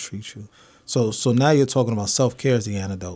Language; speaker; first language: English; native; English